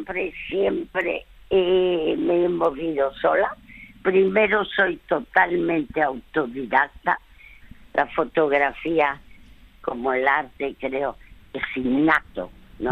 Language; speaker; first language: Spanish; non-native, fluent; French